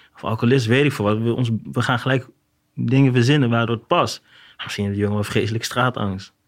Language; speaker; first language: Dutch; native; Dutch